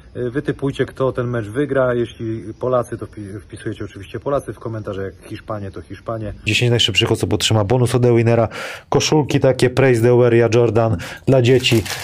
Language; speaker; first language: Polish; native; Polish